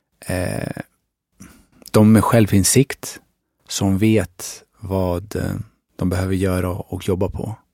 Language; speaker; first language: Swedish; early bilingual, other home language; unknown